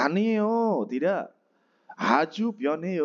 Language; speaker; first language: Korean; non-native, fluent; Indonesian